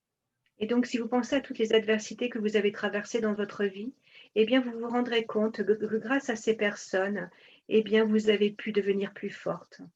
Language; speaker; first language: French; native; French